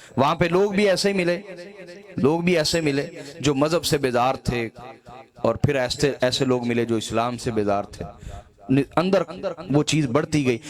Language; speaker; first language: Urdu; non-native, local second language; Punjabi